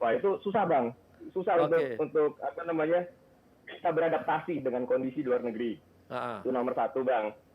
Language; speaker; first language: Indonesian; native; Indonesian